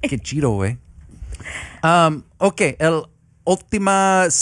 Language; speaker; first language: Spanish; non-native, learner; English